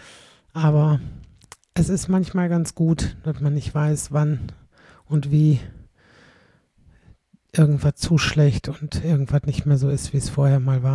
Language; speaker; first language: German; native; German